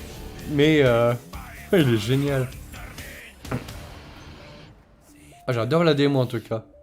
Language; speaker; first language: French; native; French